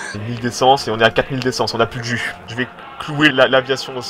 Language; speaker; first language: French; native; French